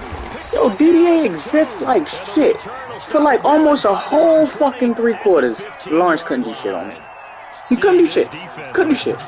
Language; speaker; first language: English; native; English